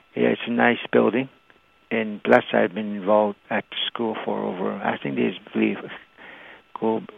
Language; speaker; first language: English; non-native, fluent; Cree